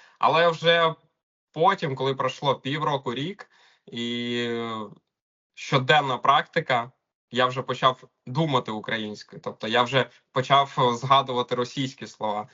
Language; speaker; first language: Ukrainian; non-native, local second language; Russian